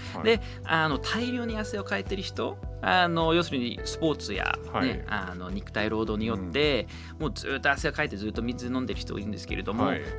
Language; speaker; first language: Japanese; non-native, fluent; English